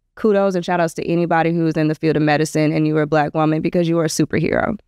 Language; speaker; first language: English; native; English